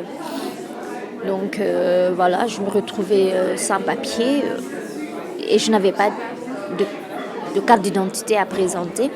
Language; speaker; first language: French; non-native, local second language; Fula